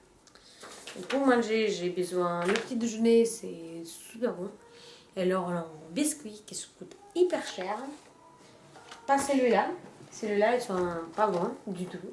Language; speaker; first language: French; non-native, fluent; Russian